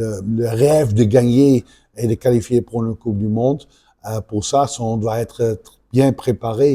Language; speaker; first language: French; non-native, local second language; Dutch